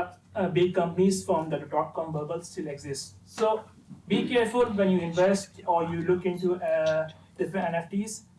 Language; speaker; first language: English; non-native, fluent; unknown